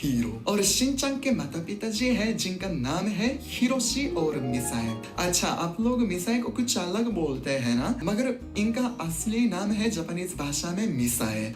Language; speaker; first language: Hindi; non-native, fluent; Japanese